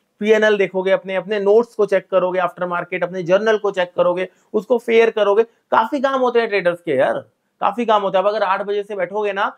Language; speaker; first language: Hindi; native; Hindi